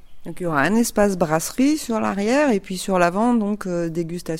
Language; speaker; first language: French; native; French